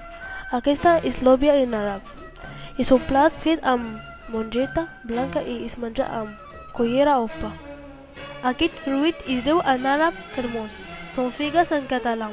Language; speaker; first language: Catalan; early bilingual, other home language; Arabic